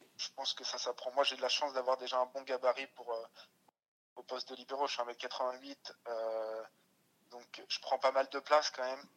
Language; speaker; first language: French; early bilingual, other home language; Russian